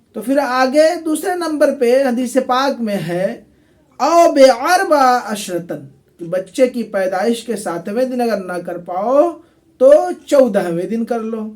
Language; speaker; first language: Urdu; native; Urdu